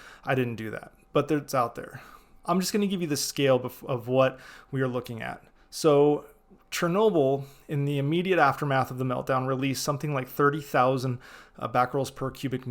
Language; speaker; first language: English; native; English